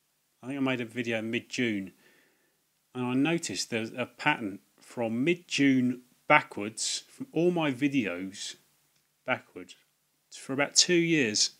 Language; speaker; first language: English; native; English